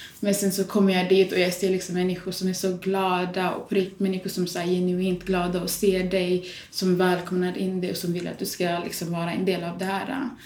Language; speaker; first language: Swedish; early bilingual, other home language; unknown